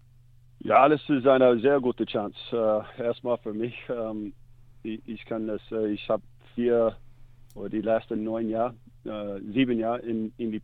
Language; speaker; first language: German; non-native, fluent; English